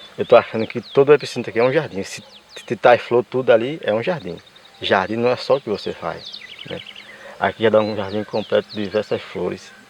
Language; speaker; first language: Portuguese; native; Portuguese